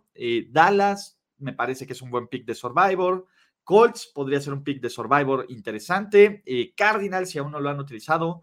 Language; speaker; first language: Spanish; native; Spanish